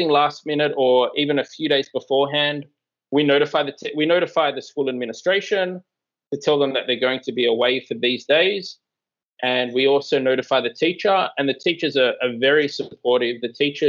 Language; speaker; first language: English; native; English